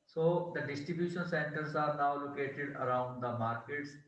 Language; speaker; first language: English; non-native, local second language; Punjabi